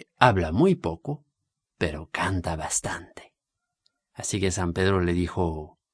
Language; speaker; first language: Spanish; non-native, fluent; French